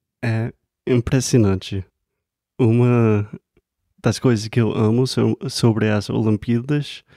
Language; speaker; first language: Portuguese; non-native, fluent; English